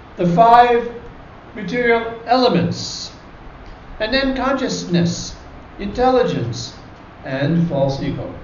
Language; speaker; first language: English; native; English